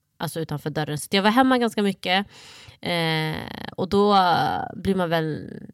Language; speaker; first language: Swedish; early bilingual, other home language; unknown